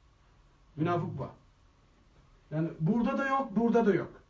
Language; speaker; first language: Turkish; native; Turkish